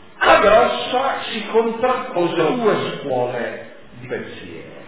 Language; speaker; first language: Italian; native; Italian